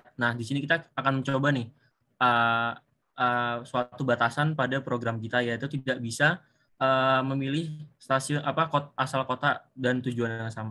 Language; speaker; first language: Indonesian; native; Indonesian